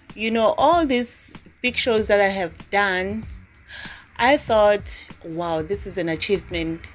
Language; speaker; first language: English; non-native, local second language; Zulu